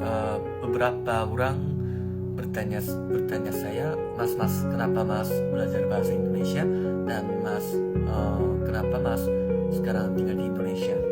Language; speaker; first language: Indonesian; non-native, learner; Korean